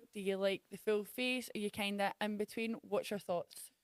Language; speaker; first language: English; native; English